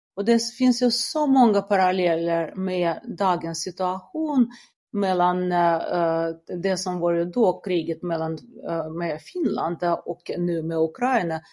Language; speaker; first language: Swedish; non-native, fluent; Russian